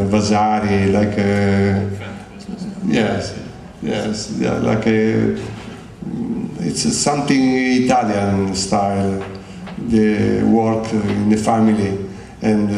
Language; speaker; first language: English; non-native, learner; Italian